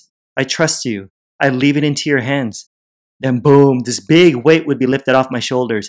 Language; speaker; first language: English; native; English